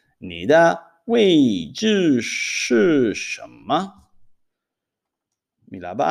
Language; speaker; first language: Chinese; non-native, fluent; Hebrew